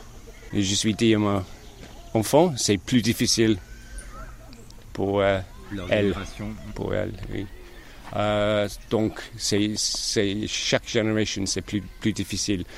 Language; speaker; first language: French; non-native, learner; English